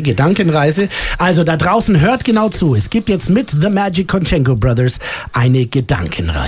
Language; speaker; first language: German; native; German